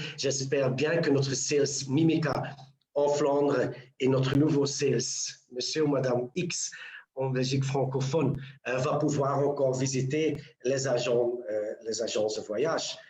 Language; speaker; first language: French; non-native, local second language; Dutch